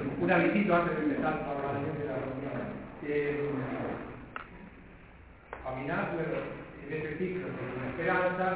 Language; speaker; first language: Spanish; native; Spanish